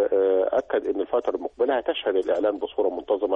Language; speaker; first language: Arabic; native; Arabic